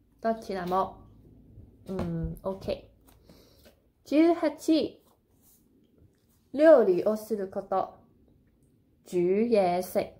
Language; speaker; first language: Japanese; non-native, fluent; Cantonese